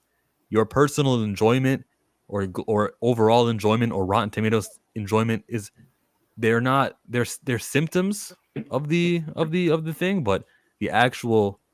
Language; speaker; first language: English; native; English